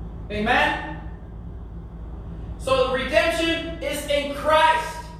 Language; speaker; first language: English; early bilingual, other home language; Spanish